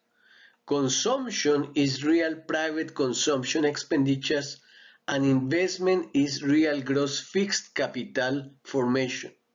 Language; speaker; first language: English; non-native, fluent; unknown